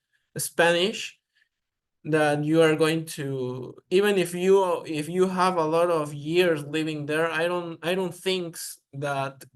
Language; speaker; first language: English; non-native, learner; Spanish